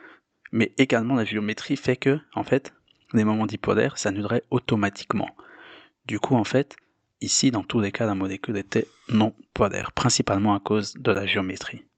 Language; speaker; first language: French; native; French